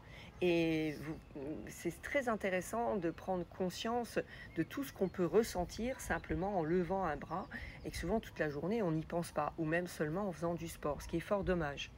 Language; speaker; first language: French; native; French